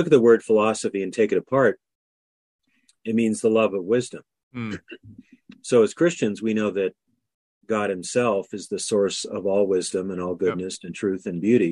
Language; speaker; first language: English; native; English